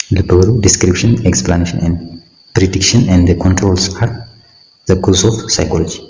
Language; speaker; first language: English; non-native, local second language; Amharic